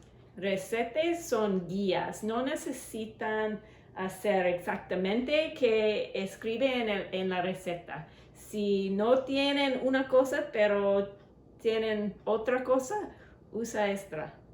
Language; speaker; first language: Spanish; non-native, learner; English